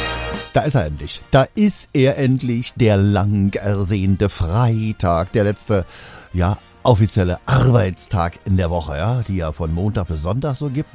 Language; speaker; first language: German; native; German